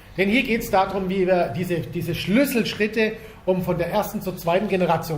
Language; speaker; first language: German; native; German